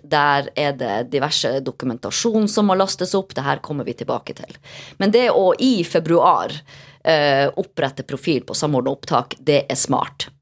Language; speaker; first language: Norwegian; native; Norwegian